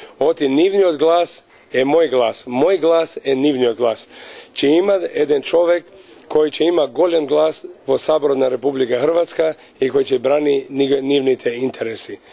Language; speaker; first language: Macedonian; early bilingual, heritage; Albanian